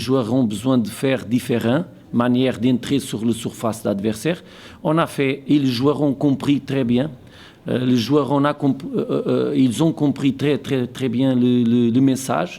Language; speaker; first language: French; non-native, fluent; Portuguese